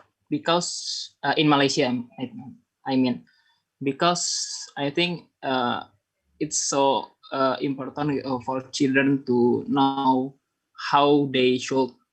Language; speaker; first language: English; non-native, learner; Indonesian